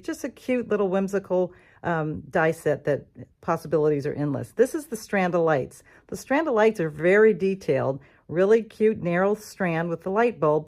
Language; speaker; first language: English; native; English